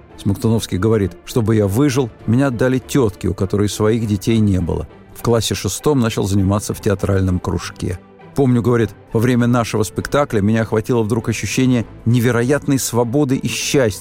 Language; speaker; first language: Russian; native; Russian